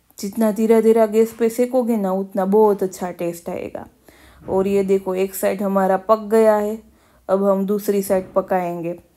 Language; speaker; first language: Hindi; non-native, local second language; Gujarati